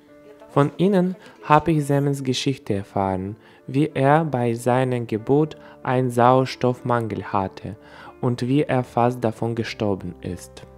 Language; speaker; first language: German; non-native, fluent; Russian